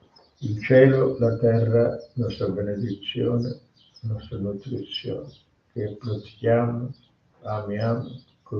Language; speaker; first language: Italian; non-native, fluent; Tamil